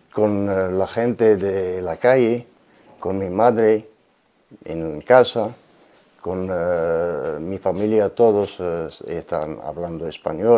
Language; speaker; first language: Spanish; non-native, learner; Arabic